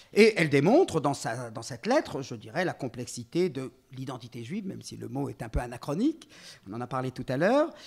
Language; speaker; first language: French; native; French